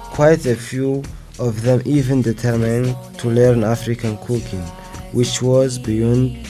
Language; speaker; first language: English; non-native, fluent; Arabic